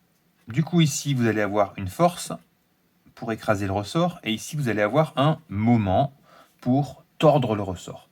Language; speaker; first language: French; native; French